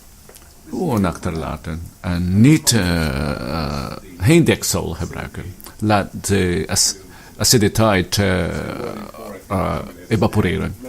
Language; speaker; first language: Dutch; non-native, fluent; Filipino